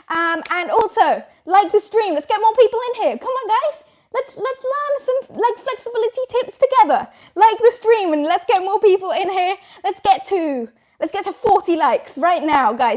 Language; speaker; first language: English; native; English